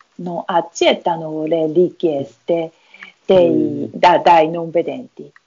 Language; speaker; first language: Italian; non-native, learner; Japanese